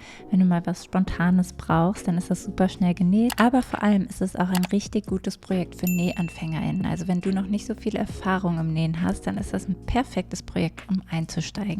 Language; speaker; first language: German; native; German